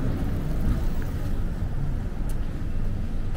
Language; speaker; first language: Japanese; native; Japanese